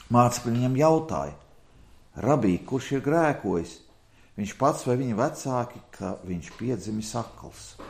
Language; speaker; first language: Latvian; native; Latvian